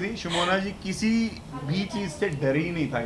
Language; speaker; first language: Hindi; native; Hindi